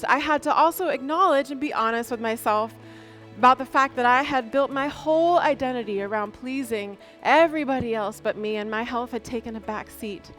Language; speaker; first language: English; native; English